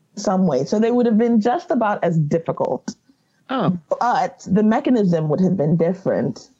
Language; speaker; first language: English; non-native, local second language; Yoruba